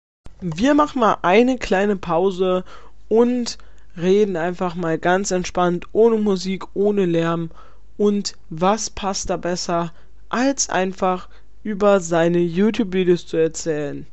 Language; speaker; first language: German; native; German